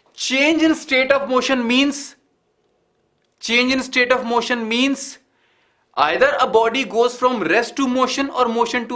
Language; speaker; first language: English; non-native, local second language; Hindi